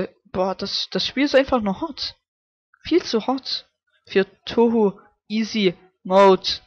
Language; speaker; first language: German; native; German